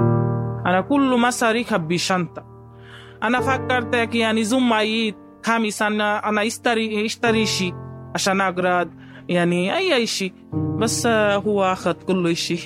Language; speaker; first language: Arabic; non-native, learner; Bangla